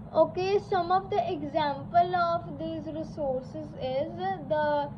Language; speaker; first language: English; non-native, local second language; Punjabi